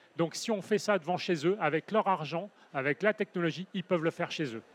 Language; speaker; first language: French; native; French